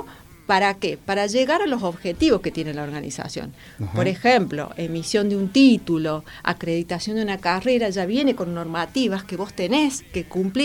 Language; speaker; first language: Spanish; native; Spanish